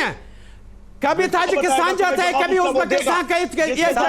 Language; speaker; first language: Hindi; non-native, learner; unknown